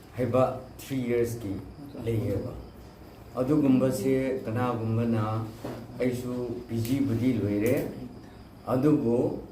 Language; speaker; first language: Manipuri; non-native, local second language; Rongmei Naga